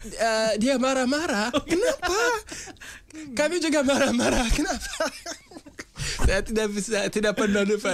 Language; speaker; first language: Indonesian; non-native, learner; Hausa